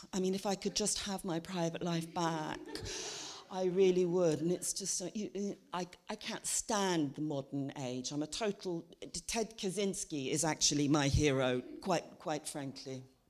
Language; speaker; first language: English; native; English